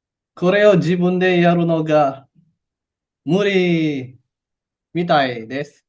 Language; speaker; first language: Japanese; non-native, learner; Indonesian